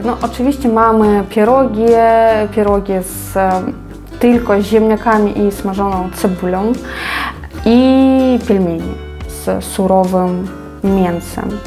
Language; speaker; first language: Polish; non-native, fluent; Ukrainian